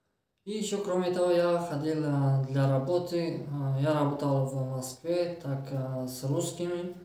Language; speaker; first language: Russian; non-native, learner; Tajik